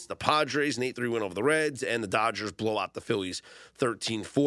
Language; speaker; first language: English; native; English